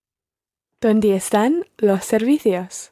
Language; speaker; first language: Spanish; non-native, learner; English